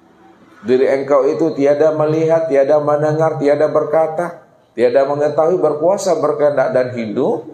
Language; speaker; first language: Indonesian; native; Indonesian